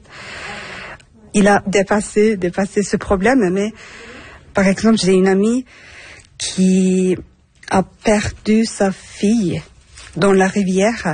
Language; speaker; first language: French; non-native, fluent; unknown